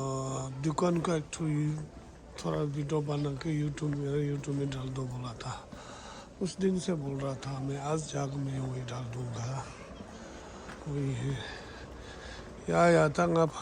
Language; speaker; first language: Hindi; non-native, local second language; Tibetan